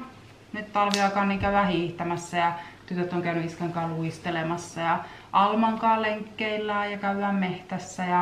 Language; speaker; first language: Finnish; native; Finnish